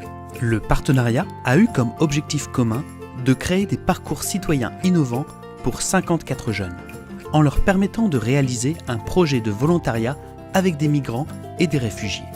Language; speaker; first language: French; native; French